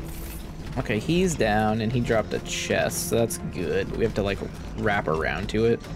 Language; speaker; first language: English; native; English